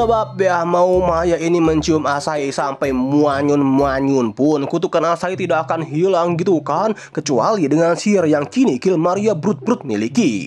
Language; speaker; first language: Indonesian; native; Indonesian